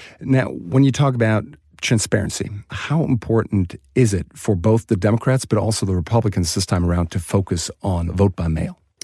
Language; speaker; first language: English; non-native, fluent; German